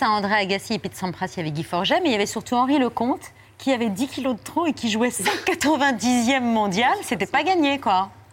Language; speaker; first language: French; native; French